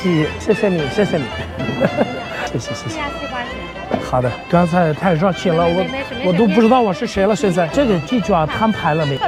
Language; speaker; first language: Chinese; non-native, fluent; Arabic